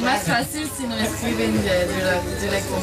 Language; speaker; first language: Spanish; non-native, learner; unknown